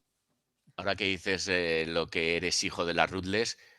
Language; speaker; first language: Spanish; native; Spanish